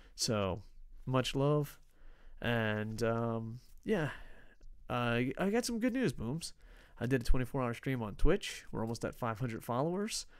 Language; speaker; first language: English; native; English